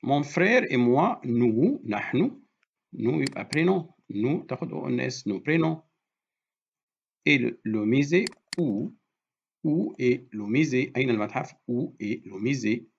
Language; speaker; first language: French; non-native, fluent; Arabic